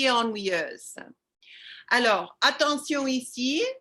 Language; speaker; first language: French; non-native, fluent; English